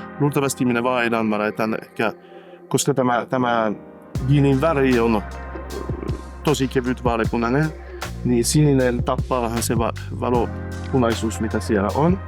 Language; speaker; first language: Finnish; non-native, fluent; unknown